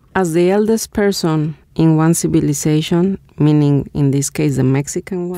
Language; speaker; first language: English; non-native, fluent; Spanish